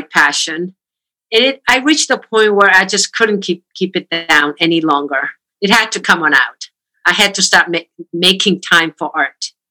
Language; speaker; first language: English; non-native, fluent; Korean